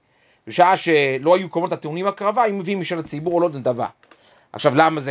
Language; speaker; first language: Hebrew; native; Hebrew